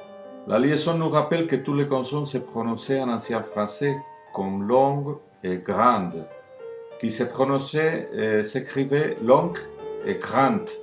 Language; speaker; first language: French; non-native, learner; Spanish